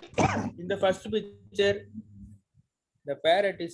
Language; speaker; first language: English; non-native, learner; Tamil